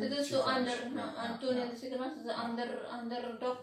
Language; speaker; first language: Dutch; non-native, learner; Indonesian